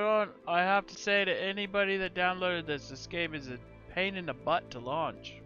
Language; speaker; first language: English; native; English